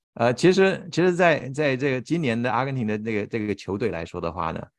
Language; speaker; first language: Chinese; native; Chinese